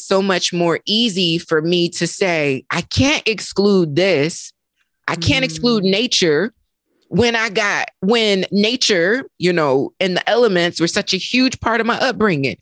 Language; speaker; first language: English; native; English